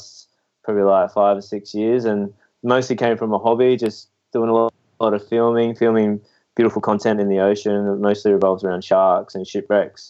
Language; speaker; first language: English; native; English